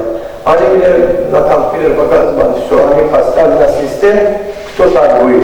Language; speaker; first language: Russian; non-native, fluent; Azerbaijani